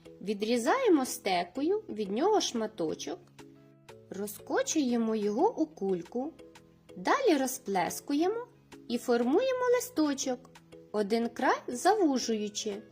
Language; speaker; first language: Ukrainian; native; Ukrainian